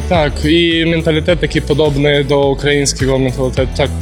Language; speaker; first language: Polish; non-native, learner; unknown